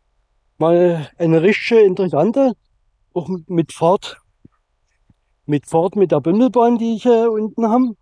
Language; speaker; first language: German; native; German